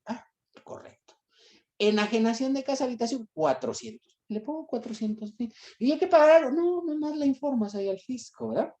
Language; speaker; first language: Spanish; native; Spanish